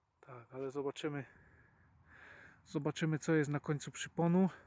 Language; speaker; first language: Polish; native; Polish